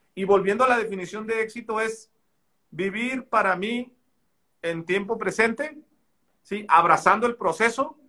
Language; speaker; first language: Spanish; native; Spanish